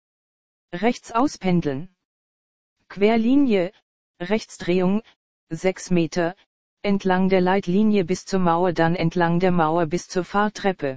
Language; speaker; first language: German; native; German